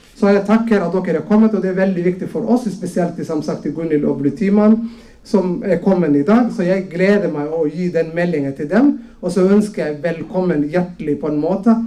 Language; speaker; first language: Norwegian; non-native, fluent; Somali